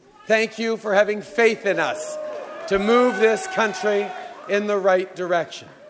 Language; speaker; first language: English; early bilingual, other home language; French